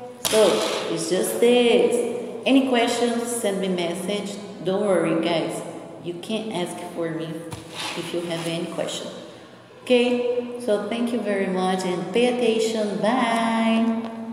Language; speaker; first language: English; non-native, fluent; Portuguese